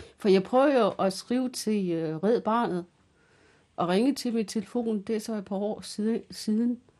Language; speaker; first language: Danish; early bilingual, other home language; Kalaallisut